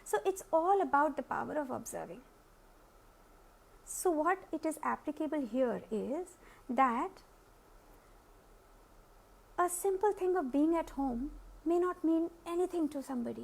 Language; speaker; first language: English; non-native, local second language; Hindi